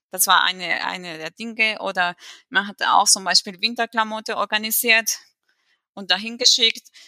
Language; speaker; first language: German; non-native, fluent; Spanish